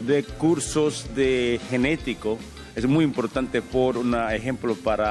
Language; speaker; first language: Spanish; non-native, learner; Korean